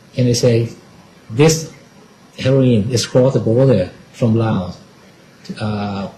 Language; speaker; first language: English; non-native, learner; Thai